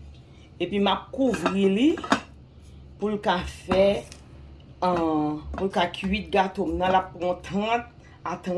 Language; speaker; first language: French; non-native, local second language; Haitian Creole